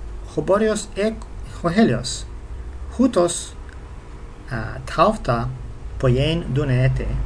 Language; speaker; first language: Greek; non-native, fluent; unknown